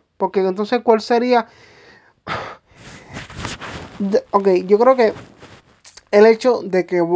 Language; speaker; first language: Spanish; native; Spanish